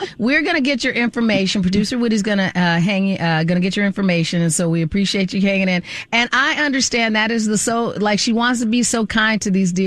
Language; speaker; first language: English; native; English